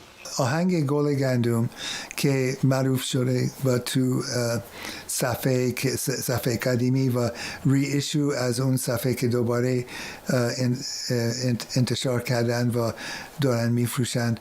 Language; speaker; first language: Persian; non-native, fluent; English